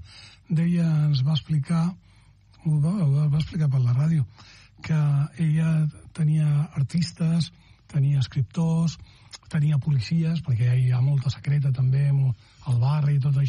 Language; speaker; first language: Catalan; native; Catalan